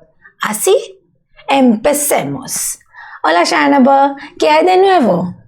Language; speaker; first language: Spanish; non-native, learner; Bangla